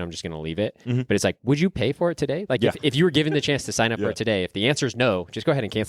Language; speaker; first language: English; native; English